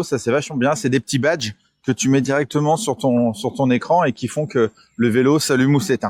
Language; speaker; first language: French; native; French